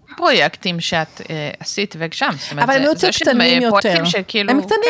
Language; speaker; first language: Hebrew; native; Hebrew